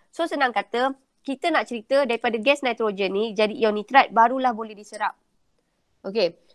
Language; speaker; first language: Malay; native; Malay